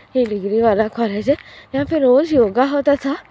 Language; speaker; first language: Hindi; native; Hindi